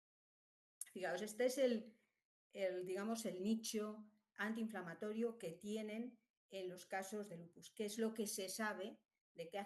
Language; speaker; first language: Spanish; native; Spanish